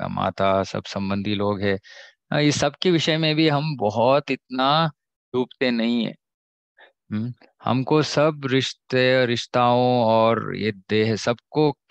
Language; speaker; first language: Hindi; non-native, local second language; Kannada